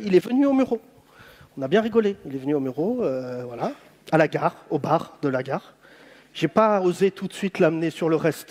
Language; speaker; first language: French; native; French